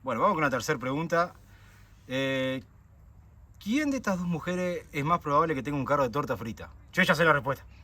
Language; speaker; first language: Spanish; native; Spanish